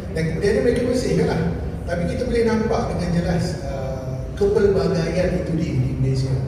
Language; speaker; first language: Malay; native; Malay